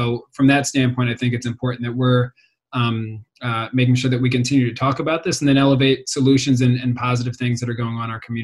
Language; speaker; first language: English; native; English